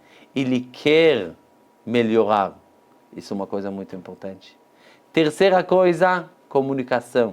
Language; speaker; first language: Portuguese; non-native, fluent; Hebrew